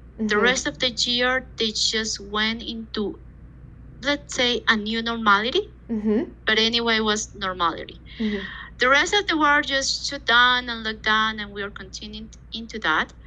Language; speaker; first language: English; non-native, fluent; Spanish